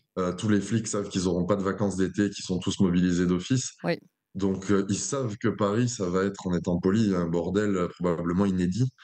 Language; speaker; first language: French; native; French